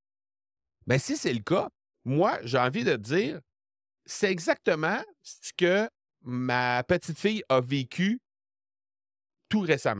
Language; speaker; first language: French; native; French